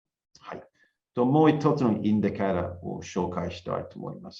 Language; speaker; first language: Japanese; non-native, learner; English